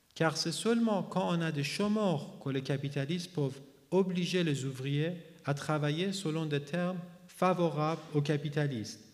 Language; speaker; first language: French; non-native, fluent; Persian